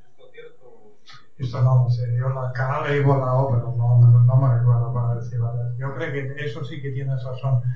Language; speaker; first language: Spanish; non-native, fluent; German